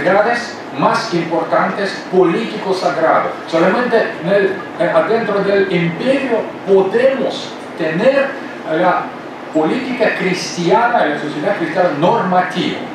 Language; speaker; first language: Spanish; non-native, fluent; Russian